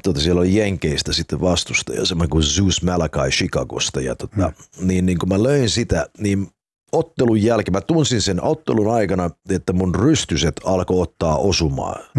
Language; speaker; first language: Finnish; early bilingual, heritage; Finnish